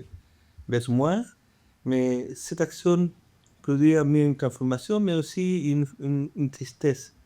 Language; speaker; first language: French; non-native, fluent; Spanish